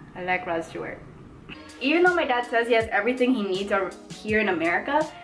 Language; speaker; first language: English; native; English